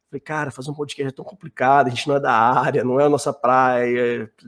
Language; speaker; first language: Portuguese; native; Portuguese